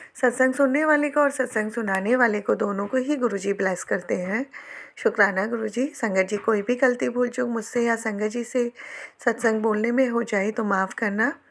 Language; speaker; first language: Hindi; native; Hindi